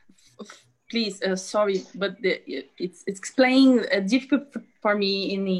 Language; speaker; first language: English; non-native, learner; Portuguese